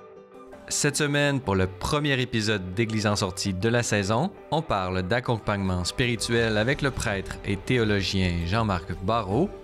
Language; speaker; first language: French; native; French